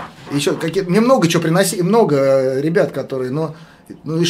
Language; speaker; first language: Russian; native; Russian